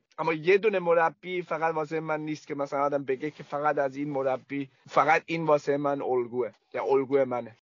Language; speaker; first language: Persian; early bilingual, heritage; Persian